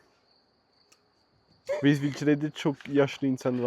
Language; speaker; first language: Turkish; non-native, learner; French